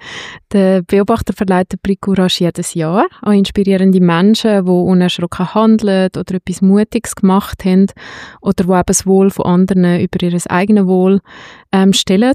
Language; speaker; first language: German; native; German